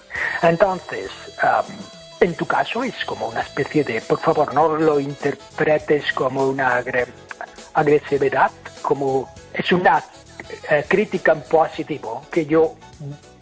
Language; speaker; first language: Spanish; non-native, fluent; English